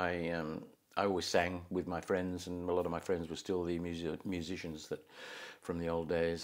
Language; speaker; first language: English; native; English